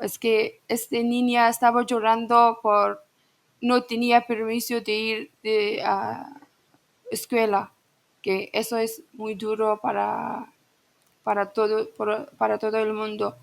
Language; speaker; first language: Spanish; non-native, learner; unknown